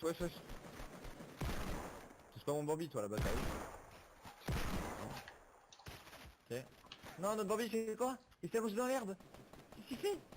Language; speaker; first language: French; native; French